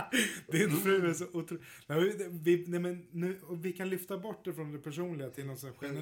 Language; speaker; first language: Swedish; native; Swedish